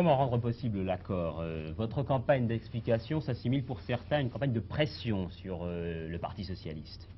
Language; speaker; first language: French; native; French